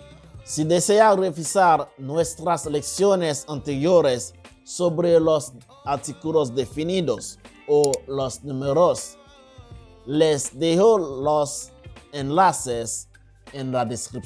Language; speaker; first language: Spanish; non-native, local second language; Haitian Creole